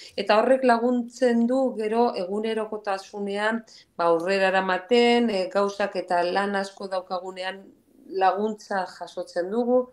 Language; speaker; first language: Basque; non-native, local second language; Spanish